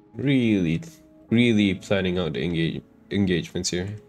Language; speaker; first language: English; non-native, local second language; Malay